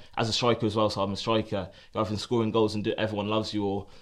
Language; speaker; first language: English; native; English